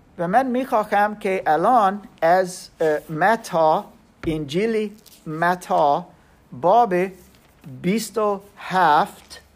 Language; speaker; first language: Persian; non-native, learner; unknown